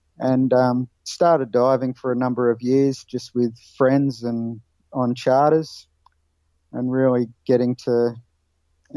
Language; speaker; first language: English; native; English